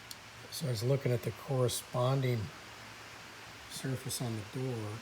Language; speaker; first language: English; native; English